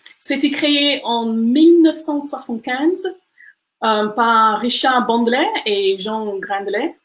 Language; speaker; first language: French; non-native, fluent; English